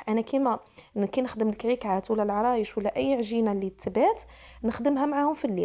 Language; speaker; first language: Arabic; native; Arabic